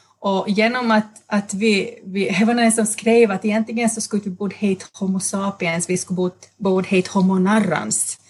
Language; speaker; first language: Swedish; native; Swedish